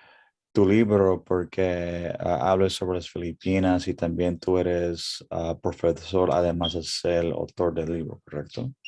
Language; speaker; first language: Spanish; early bilingual, heritage; English